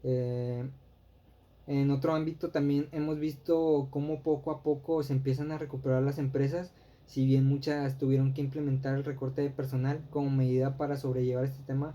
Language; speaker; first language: Spanish; native; Spanish